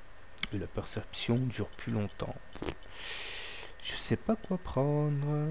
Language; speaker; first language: French; native; French